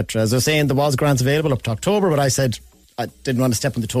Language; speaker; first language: English; native; English